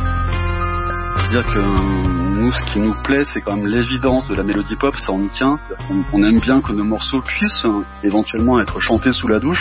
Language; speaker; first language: French; native; French